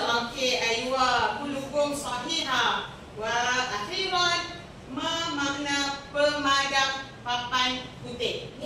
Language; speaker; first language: Arabic; non-native, learner; Malay